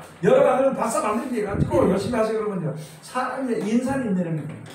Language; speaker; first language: Korean; native; Korean